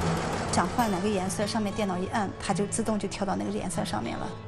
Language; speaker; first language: Chinese; native; Chinese